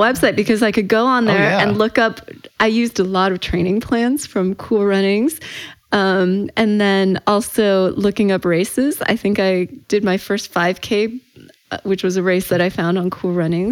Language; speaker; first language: English; early bilingual, other home language; Chinese